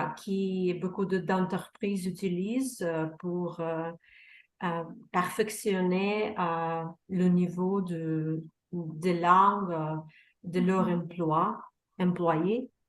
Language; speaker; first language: French; non-native, learner; Russian